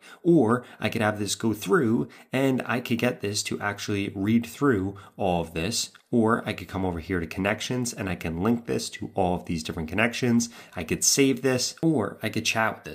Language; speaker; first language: English; native; English